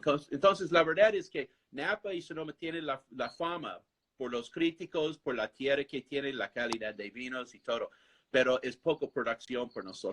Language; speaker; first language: Spanish; non-native, fluent; English